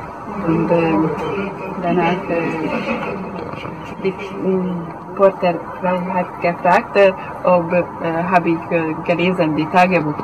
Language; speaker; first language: German; non-native, learner; Hungarian